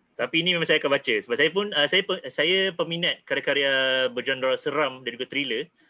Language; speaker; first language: Malay; native; Malay